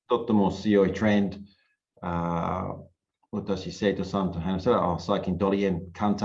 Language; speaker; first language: Japanese; non-native, learner; English